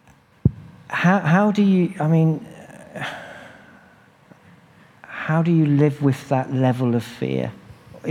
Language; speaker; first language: English; native; English